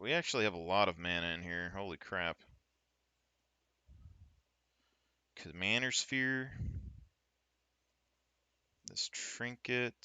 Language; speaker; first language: English; native; English